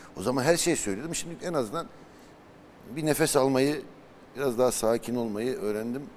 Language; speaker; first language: Turkish; early bilingual, heritage; Turkish